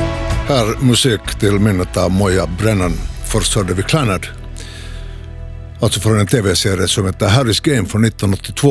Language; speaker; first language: Swedish; native; Swedish